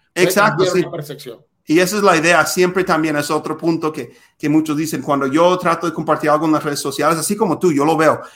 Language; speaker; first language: Spanish; non-native, fluent; English